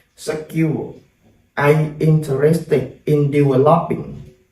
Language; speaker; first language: English; non-native, learner; Thai